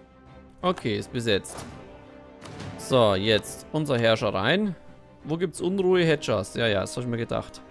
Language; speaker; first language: German; native; German